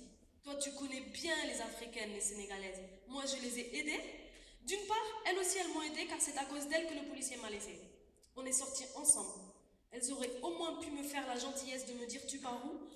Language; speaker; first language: French; non-native, local second language; Wolof